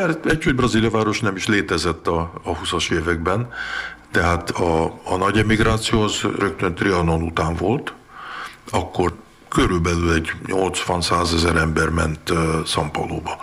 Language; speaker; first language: Hungarian; early bilingual, heritage; Hungarian